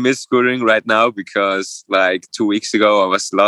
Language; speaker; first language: English; non-native, fluent; Swiss German